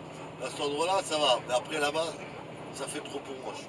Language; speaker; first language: French; native; French